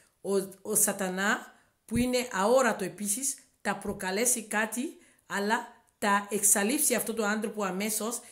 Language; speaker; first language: Greek; non-native, learner; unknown